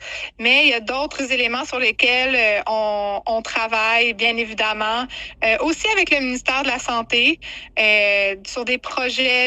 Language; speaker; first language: French; native; French